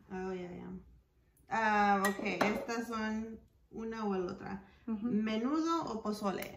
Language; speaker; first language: Spanish; early bilingual, heritage; Spanish